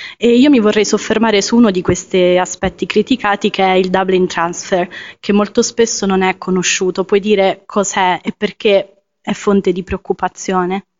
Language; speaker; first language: Italian; native; Italian